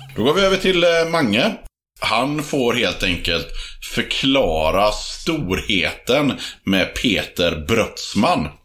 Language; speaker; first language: Swedish; native; Swedish